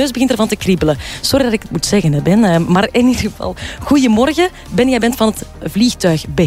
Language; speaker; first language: Dutch; native; Dutch